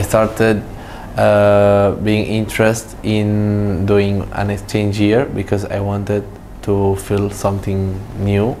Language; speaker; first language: English; non-native, fluent; Italian